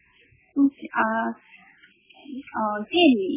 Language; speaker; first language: Chinese; non-native, learner; Korean